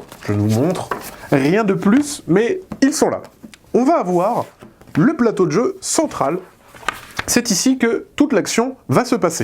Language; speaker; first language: French; native; French